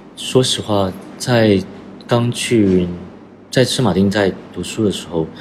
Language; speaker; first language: Chinese; native; Chinese